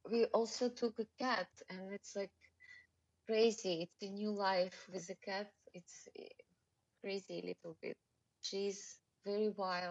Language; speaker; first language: English; non-native, learner; Russian